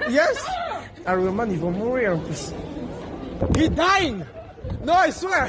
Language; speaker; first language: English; non-native, learner; French